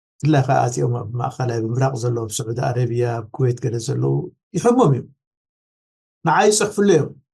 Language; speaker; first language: Tigrinya; non-native, local second language; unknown